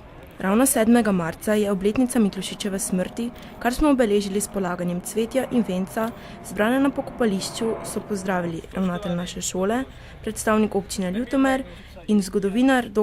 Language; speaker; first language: Slovenian; native; Slovenian